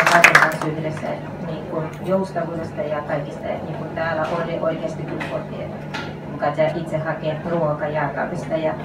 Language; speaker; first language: Finnish; non-native, fluent; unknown